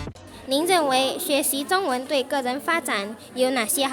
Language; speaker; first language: Chinese; non-native, learner; Indonesian